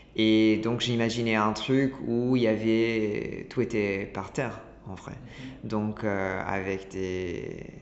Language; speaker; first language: French; non-native, fluent; Italian